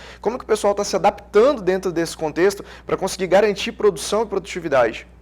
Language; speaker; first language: Portuguese; native; Portuguese